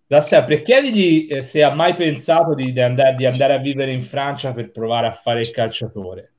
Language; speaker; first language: Italian; native; Italian